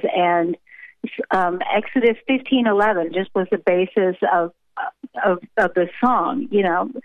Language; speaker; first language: English; native; English